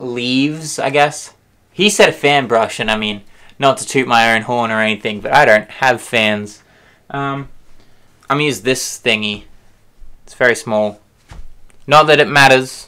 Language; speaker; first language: English; native; English